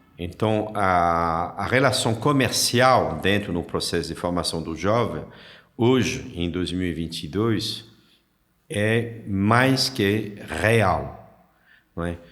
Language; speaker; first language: Portuguese; non-native, fluent; French